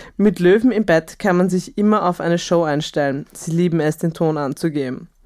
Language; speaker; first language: German; native; German